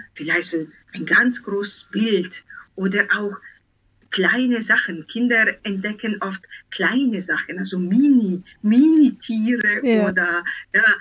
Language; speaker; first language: German; non-native, fluent; Italian